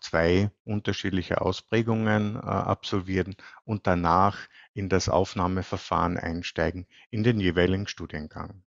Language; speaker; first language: German; native; German